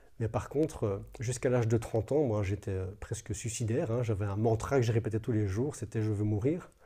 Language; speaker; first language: French; native; French